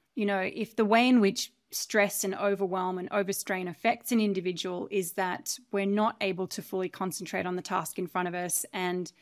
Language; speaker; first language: English; native; English